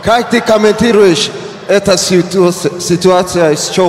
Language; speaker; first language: Russian; non-native, learner; Persian